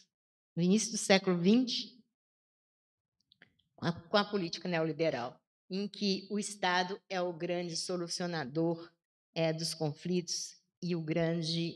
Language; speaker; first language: Portuguese; native; Portuguese